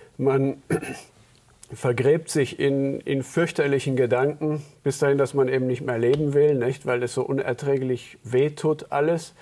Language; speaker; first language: German; early bilingual, heritage; German